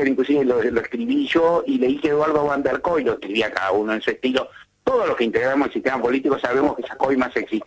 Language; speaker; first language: Spanish; native; Spanish